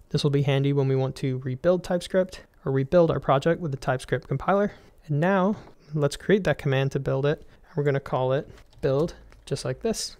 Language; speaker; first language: English; native; English